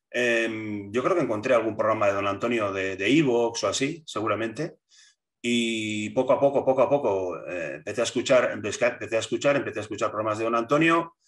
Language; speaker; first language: Spanish; native; Spanish